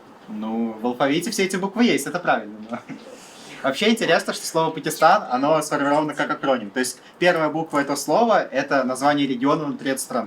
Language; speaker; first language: Russian; native; Russian